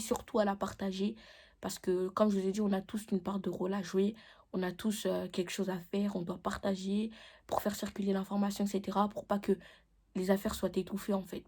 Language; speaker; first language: French; native; French